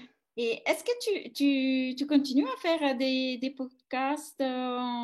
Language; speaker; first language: French; non-native, fluent; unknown